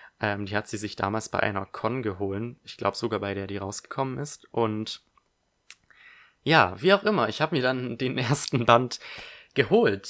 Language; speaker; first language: German; native; German